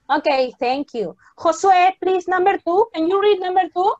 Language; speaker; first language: English; non-native, fluent; Spanish